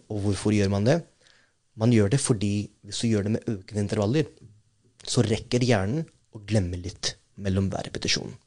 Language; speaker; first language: Norwegian; non-native, fluent; Urdu